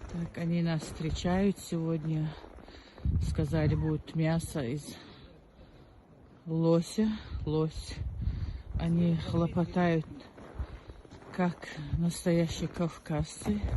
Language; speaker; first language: Russian; non-native, local second language; Chechen